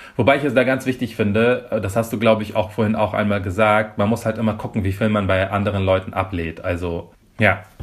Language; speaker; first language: German; early bilingual, other home language; Persian